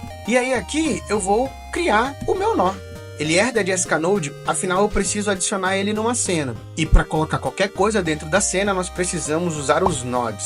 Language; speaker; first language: Portuguese; native; Portuguese